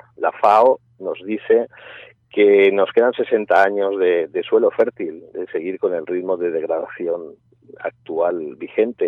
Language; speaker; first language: Spanish; native; Spanish